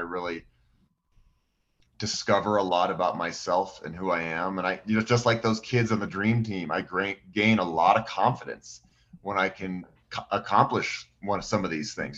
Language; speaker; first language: English; native; English